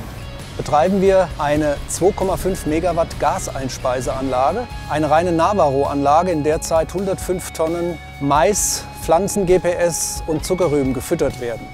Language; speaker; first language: German; native; German